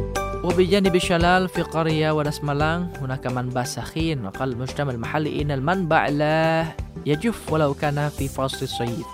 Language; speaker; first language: Arabic; non-native, fluent; Indonesian